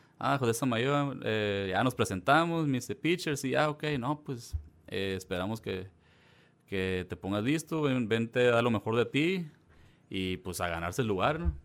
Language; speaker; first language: Spanish; early bilingual, heritage; Spanish